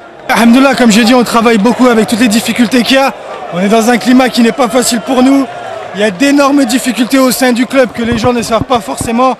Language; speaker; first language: French; native; French